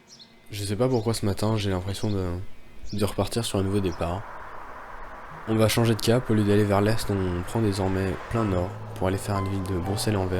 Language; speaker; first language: French; native; French